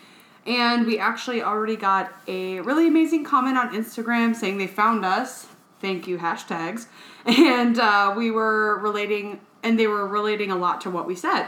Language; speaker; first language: English; native; English